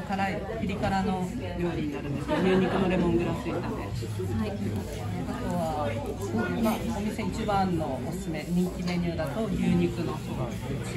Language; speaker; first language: Japanese; early bilingual, other home language; Vietnamese